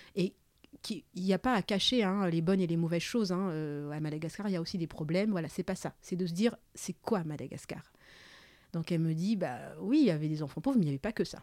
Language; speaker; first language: French; early bilingual, other home language; Malagasy